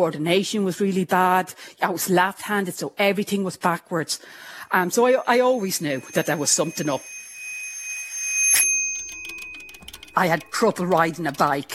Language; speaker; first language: English; native; English